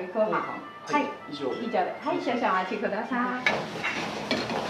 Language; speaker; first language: Japanese; non-native, fluent; Chinese